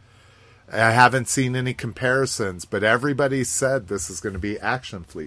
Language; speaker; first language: English; native; English